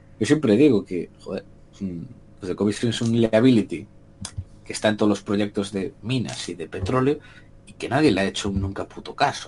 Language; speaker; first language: Spanish; native; Spanish